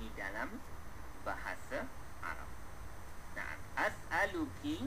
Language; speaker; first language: Arabic; non-native, fluent; Malay